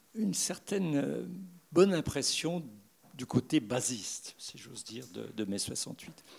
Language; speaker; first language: French; native; French